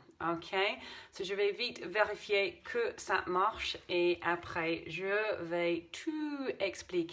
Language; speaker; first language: French; non-native, fluent; English